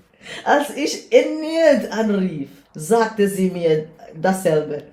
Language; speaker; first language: German; non-native, learner; English